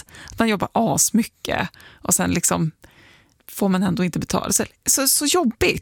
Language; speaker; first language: Swedish; native; Swedish